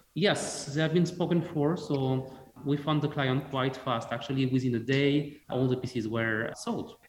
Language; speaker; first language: English; non-native, fluent; French